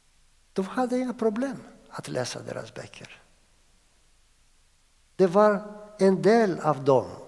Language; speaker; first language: Swedish; non-native, fluent; Greek